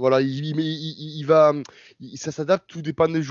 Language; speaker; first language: French; native; French